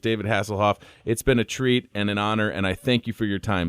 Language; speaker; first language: English; native; English